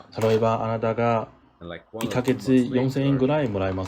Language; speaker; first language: Japanese; non-native, learner; English